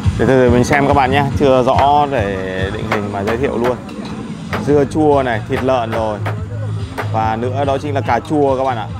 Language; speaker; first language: Vietnamese; non-native, local second language; Hmong